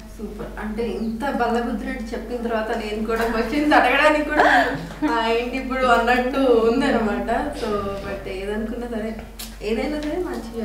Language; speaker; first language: Telugu; native; Telugu